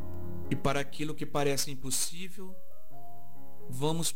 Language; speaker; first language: Portuguese; native; Portuguese